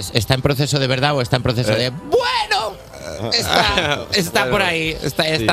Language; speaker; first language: Spanish; native; Spanish